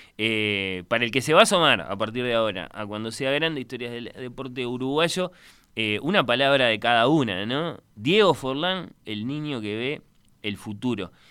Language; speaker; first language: Spanish; native; Spanish